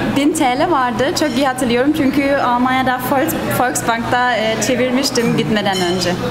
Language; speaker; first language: Turkish; non-native, fluent; German